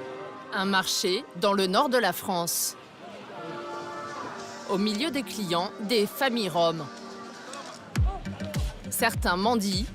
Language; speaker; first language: French; native; French